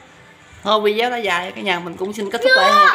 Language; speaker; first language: Vietnamese; native; Vietnamese